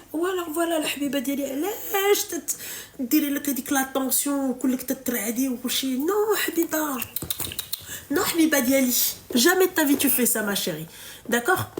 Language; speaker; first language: French; native; French